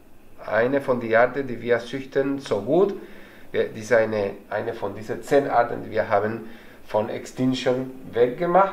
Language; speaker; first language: German; non-native, fluent; Spanish